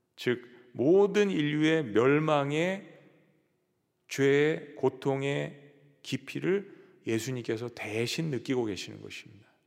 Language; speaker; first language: Korean; native; Korean